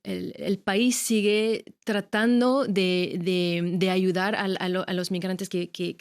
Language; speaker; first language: Spanish; non-native, fluent; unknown